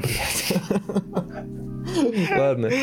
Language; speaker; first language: Russian; native; Russian